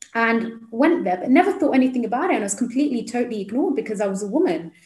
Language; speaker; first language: English; native; English